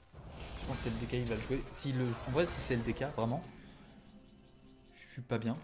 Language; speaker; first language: French; native; French